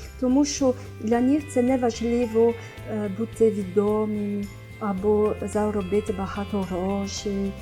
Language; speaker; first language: Ukrainian; non-native, fluent; French